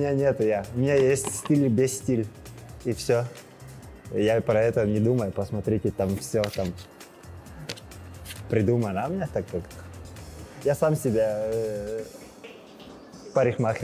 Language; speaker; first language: Russian; non-native, learner; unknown